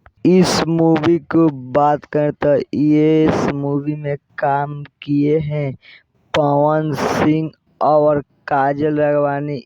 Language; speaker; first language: Hindi; non-native, local second language; Bhojpuri